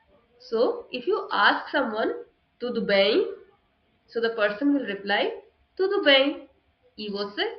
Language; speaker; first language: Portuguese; non-native, fluent; Hindi